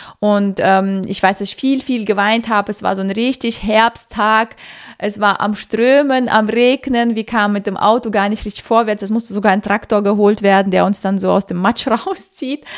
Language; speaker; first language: German; early bilingual, other home language; Russian